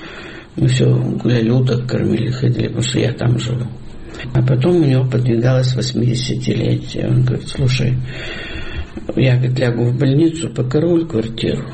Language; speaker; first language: Russian; native; Russian